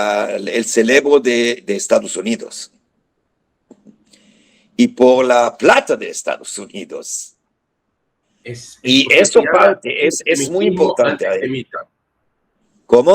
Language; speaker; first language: Spanish; non-native, fluent; Hebrew